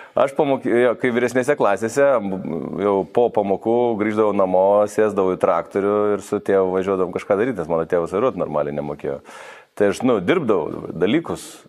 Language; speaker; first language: Lithuanian; native; Lithuanian